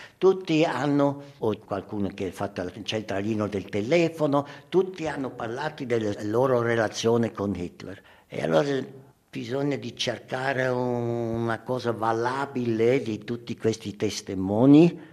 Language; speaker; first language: Italian; early bilingual, heritage; German